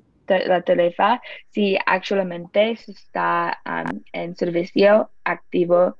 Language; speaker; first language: Spanish; non-native, learner; English